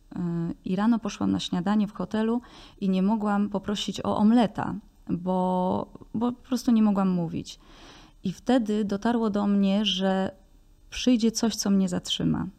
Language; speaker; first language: Polish; native; Polish